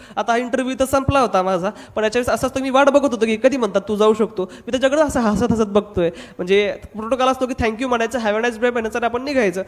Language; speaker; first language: Marathi; non-native, local second language; Hindi